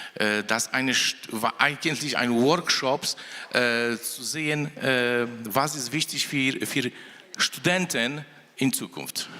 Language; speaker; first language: German; non-native, fluent; Polish